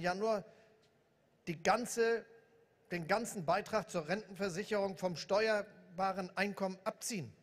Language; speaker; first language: German; native; German